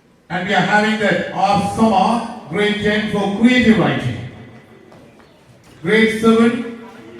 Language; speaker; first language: English; non-native, local second language; Tamil